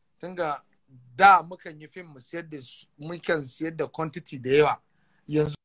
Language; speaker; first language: Hausa; native; Hausa